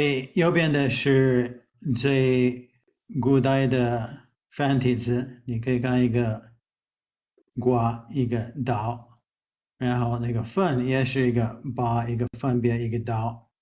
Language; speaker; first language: Chinese; non-native, fluent; English